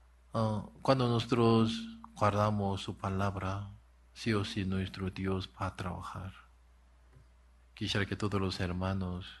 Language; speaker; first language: Spanish; non-native, learner; Korean